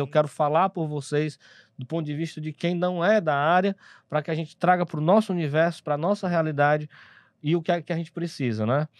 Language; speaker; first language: Portuguese; native; Portuguese